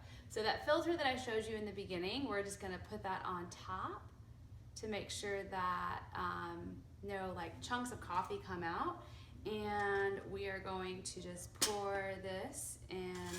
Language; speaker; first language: English; early bilingual, other home language; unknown